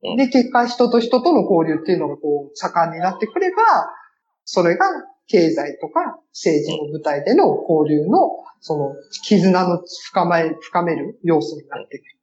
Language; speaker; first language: Japanese; native; Japanese